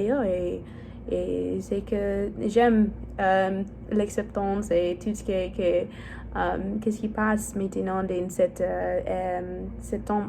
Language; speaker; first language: French; non-native, learner; English